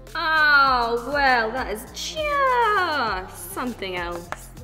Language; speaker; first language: English; native; English